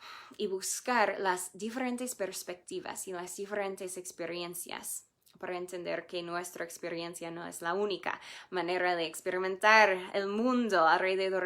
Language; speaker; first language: Spanish; non-native, fluent; English